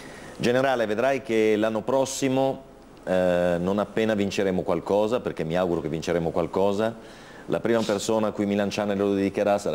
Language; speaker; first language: Italian; native; Italian